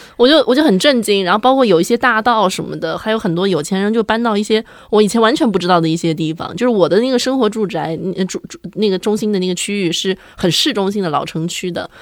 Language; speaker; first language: Chinese; native; Chinese